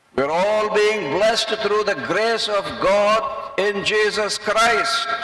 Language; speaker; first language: English; non-native, local second language; Telugu